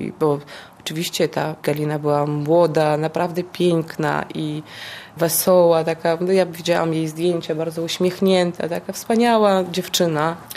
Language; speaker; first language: Polish; non-native, fluent; Russian